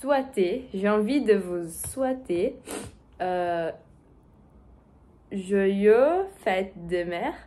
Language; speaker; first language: French; non-native, learner; Portuguese